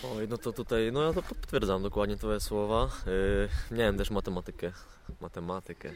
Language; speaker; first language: Polish; early bilingual, heritage; Polish